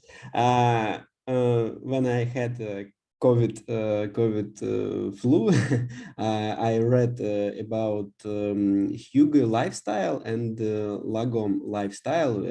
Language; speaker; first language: English; non-native, learner; Russian